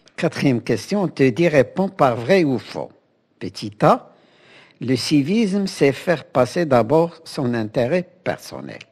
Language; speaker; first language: French; non-native, local second language; Arabic